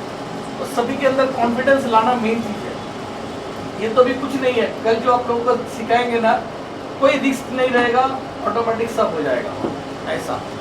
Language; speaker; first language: Hindi; native; Hindi